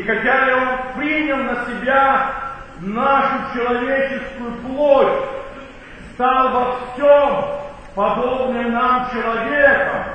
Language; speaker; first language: Russian; native; Russian